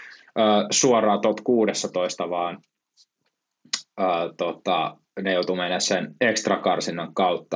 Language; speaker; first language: Finnish; native; Finnish